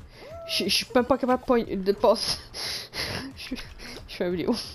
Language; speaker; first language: French; native; French